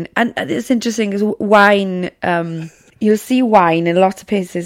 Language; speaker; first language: English; non-native, local second language; Welsh